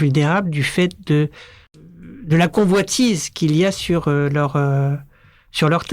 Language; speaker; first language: French; native; French